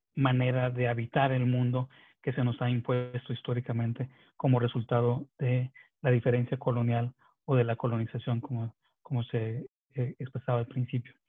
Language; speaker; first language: Spanish; non-native, local second language; Yucateco